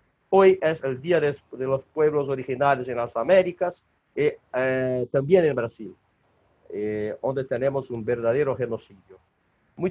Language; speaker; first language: Spanish; non-native, learner; Portuguese